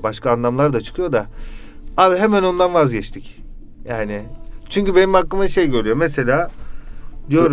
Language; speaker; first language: Turkish; native; Turkish